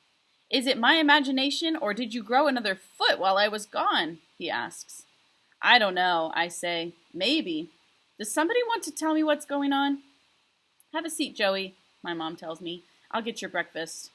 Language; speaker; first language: English; native; English